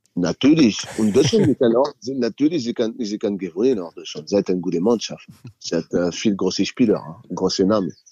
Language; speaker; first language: German; non-native, learner; French